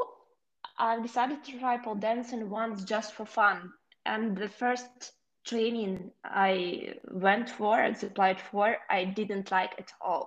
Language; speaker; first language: English; non-native, fluent; Ukrainian